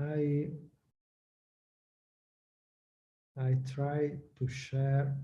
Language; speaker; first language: English; non-native, learner; Italian